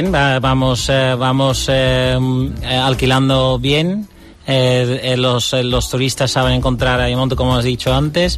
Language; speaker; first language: Spanish; non-native, fluent; Dutch